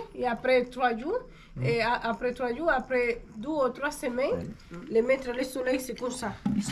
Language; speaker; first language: French; non-native, learner; Spanish